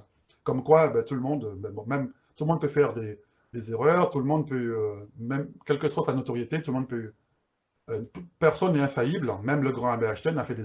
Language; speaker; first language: French; native; French